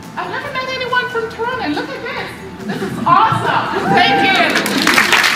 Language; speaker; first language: English; non-native, fluent; Spanish